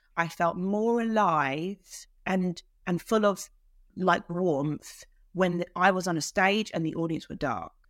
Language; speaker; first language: English; native; English